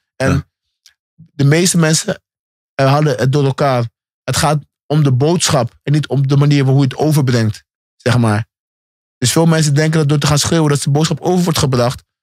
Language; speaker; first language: Dutch; native; Dutch